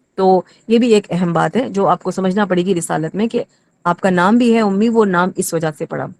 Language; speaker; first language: Urdu; native; Urdu